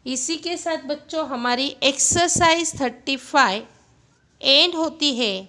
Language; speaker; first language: Hindi; non-native, local second language; Marathi